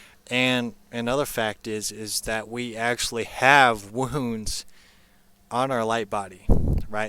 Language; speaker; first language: English; native; English